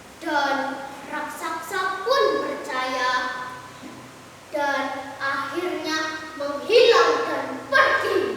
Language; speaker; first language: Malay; non-native, local second language; Javanese